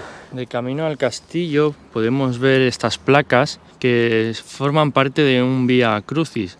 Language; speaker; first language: Spanish; native; Spanish